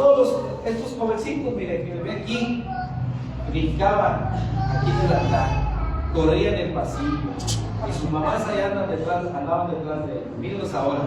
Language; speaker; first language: Spanish; native; Spanish